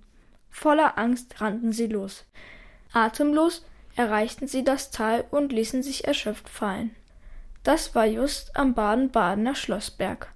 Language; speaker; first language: German; native; German